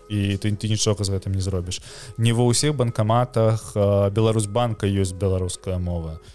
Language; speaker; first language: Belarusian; non-native, local second language; Russian